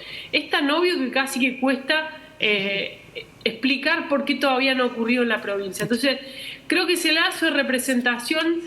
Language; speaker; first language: Spanish; native; Spanish